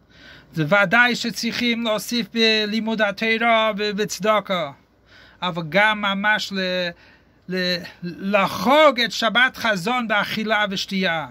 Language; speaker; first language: Hebrew; non-native, fluent; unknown